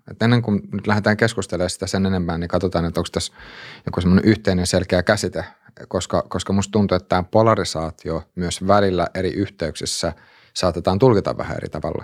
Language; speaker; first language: Finnish; native; Finnish